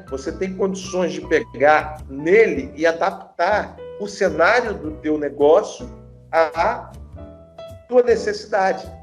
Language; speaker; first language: Portuguese; native; Portuguese